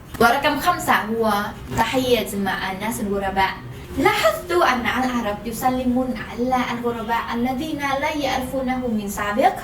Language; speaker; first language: Arabic; non-native, fluent; Vietnamese